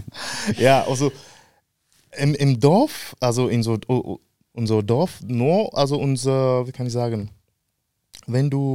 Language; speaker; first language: German; non-native, fluent; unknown